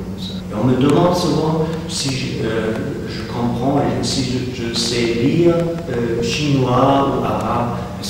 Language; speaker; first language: French; non-native, fluent; German